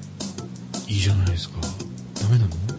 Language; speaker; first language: Japanese; native; Japanese